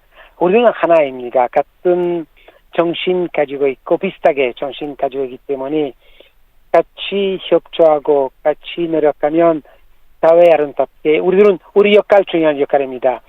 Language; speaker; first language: Korean; non-native, learner; Italian